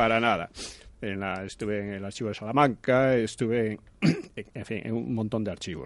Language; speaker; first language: Spanish; native; Spanish